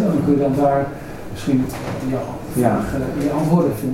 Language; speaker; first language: Dutch; native; Dutch